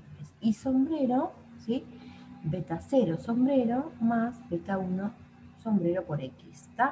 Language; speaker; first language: Spanish; native; Spanish